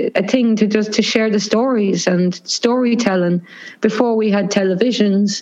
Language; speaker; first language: English; native; English